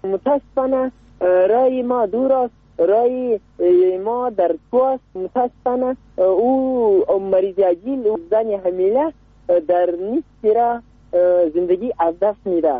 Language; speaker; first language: Persian; non-native, local second language; Pashto